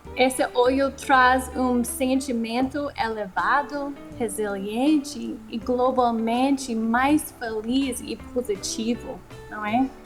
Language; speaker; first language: Portuguese; non-native, fluent; English